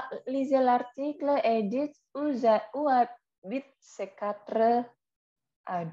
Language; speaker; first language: French; non-native, fluent; Indonesian